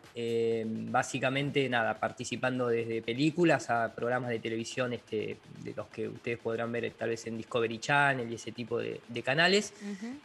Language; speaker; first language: Spanish; native; Spanish